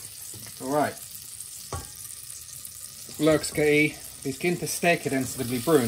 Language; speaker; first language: Swedish; non-native, fluent; English